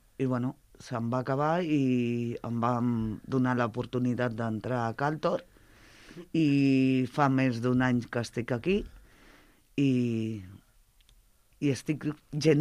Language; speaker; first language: Catalan; non-native, local second language; Spanish